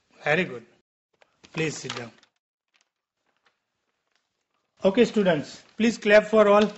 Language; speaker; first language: English; non-native, local second language; Gujarati